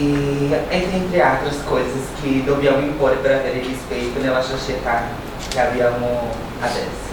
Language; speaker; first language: Italian; non-native, learner; Portuguese